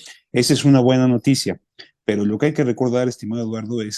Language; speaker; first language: Spanish; native; Spanish